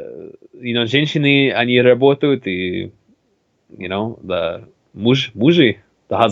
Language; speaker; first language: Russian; non-native, learner; English